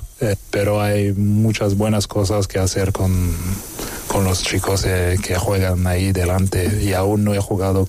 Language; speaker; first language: Spanish; non-native, fluent; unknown